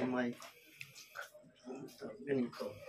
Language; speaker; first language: Filipino; non-native, learner; Urdu